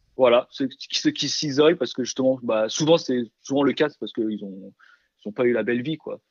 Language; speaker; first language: French; early bilingual, other home language; Korean